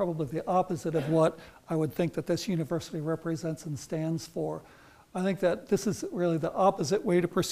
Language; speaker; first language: English; native; English